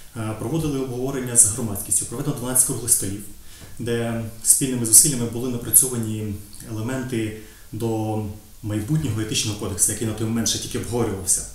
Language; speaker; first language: Ukrainian; native; Ukrainian